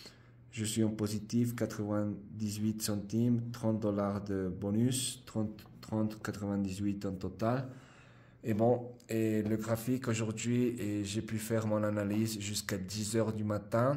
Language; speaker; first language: French; non-native, fluent; Spanish